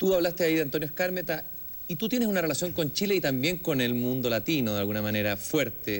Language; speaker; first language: Spanish; native; Spanish